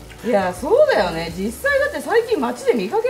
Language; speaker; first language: Japanese; native; Japanese